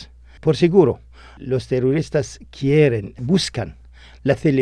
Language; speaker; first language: Spanish; non-native, fluent; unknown